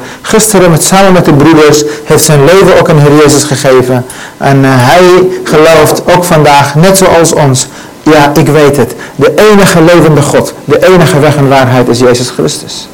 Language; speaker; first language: Dutch; non-native, learner; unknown